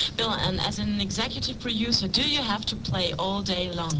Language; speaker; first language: English; non-native, fluent; German